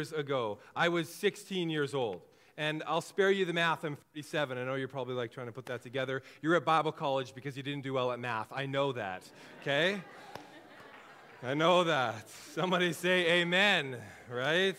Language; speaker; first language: English; native; English